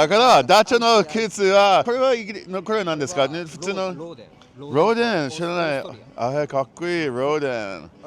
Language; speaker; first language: Japanese; non-native, learner; English